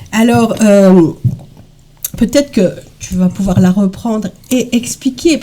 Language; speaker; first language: French; native; French